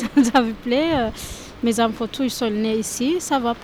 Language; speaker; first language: French; non-native, learner; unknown